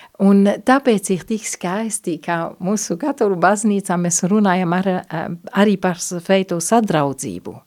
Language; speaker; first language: Latvian; non-native, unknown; Italian